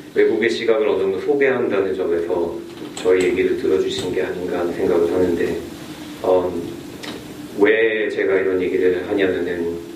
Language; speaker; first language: Korean; native; Korean